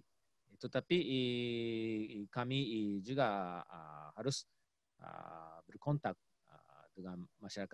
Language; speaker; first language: Indonesian; non-native, fluent; Japanese